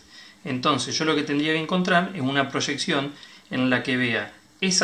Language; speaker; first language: Spanish; native; Spanish